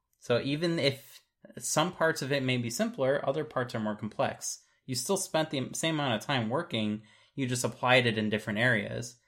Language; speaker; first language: English; native; English